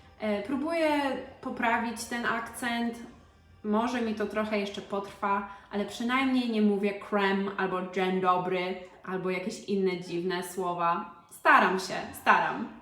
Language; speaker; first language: Polish; early bilingual, heritage; Polish